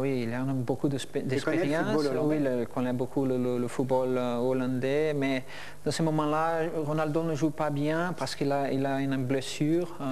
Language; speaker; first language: French; non-native, learner; Portuguese